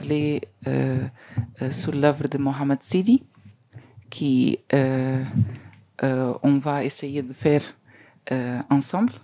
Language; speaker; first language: French; non-native, learner; Spanish